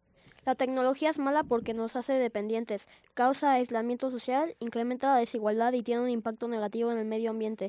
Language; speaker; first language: Spanish; native; Spanish